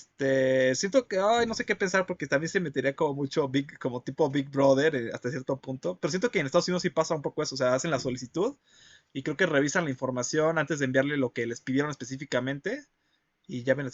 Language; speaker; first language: Spanish; native; Spanish